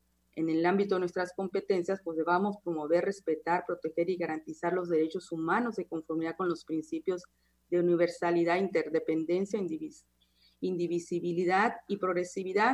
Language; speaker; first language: Spanish; native; Spanish